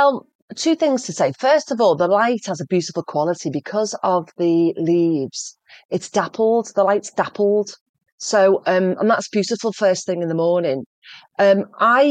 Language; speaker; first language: English; native; English